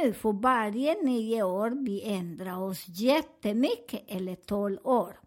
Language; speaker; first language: Swedish; non-native, learner; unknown